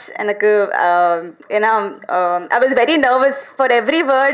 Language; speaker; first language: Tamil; non-native, learner; Telugu